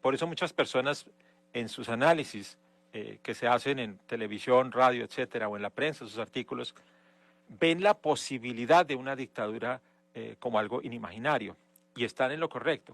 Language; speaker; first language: Spanish; native; Spanish